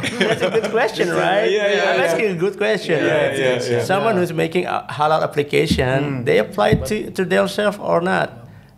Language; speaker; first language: English; non-native, fluent; Indonesian